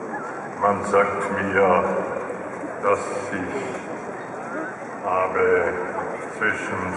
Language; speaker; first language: German; non-native, learner; English